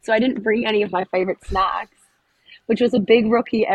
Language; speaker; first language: English; native; English